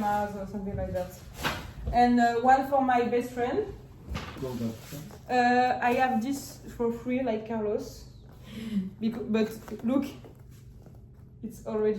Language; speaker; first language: English; non-native, learner; French